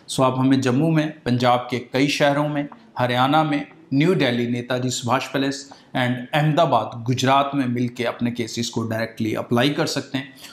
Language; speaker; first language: Hindi; non-native, local second language; Punjabi